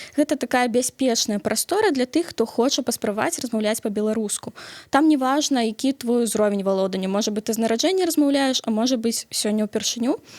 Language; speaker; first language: Belarusian; non-native, local second language; Russian